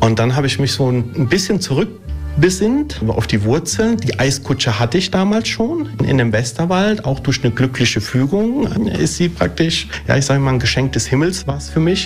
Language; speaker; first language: German; early bilingual, other home language; Italian